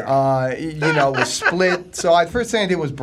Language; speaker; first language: English; native; English